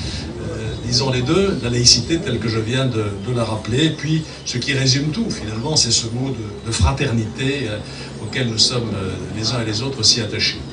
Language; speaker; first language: French; native; French